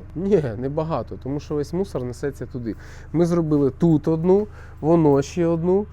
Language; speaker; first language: Ukrainian; non-native, local second language; Russian